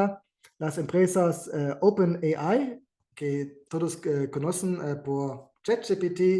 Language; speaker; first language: Spanish; non-native, fluent; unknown